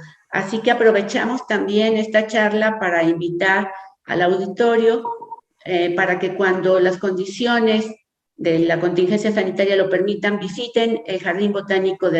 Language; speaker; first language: Spanish; native; Spanish